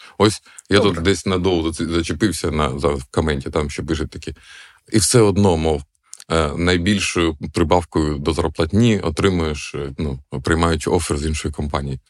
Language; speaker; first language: Ukrainian; non-native, local second language; Russian